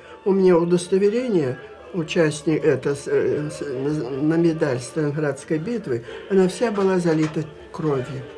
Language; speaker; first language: Russian; native; Russian